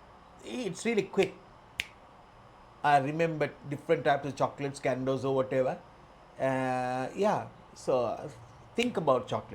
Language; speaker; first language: English; non-native, local second language; Sinhala